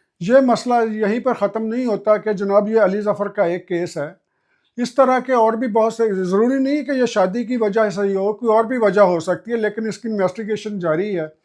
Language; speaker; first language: Urdu; non-native, local second language; Punjabi